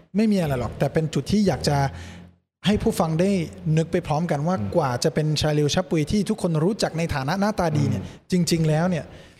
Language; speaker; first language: Thai; early bilingual, other home language; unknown